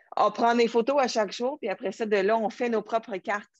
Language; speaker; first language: French; native; French